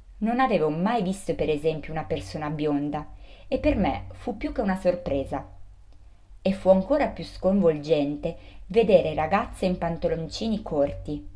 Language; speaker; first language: Italian; early bilingual, other home language; Urdu